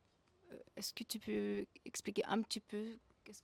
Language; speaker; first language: French; non-native, fluent; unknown